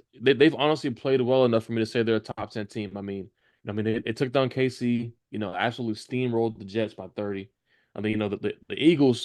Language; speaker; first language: English; native; English